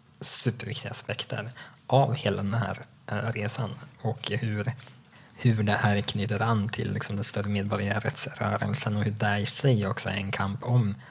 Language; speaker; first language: Swedish; native; Swedish